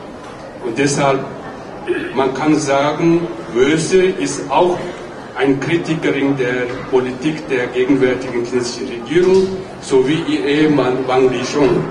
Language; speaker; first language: German; non-native, fluent; Tibetan